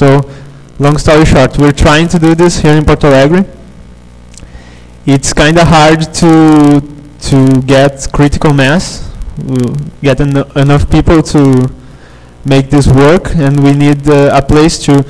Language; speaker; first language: English; non-native, fluent; Portuguese